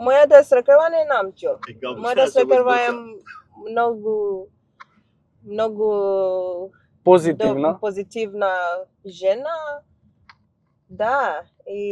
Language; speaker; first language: Macedonian; non-native, learner; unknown